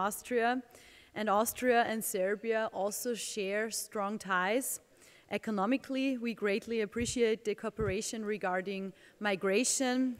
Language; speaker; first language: English; non-native, fluent; German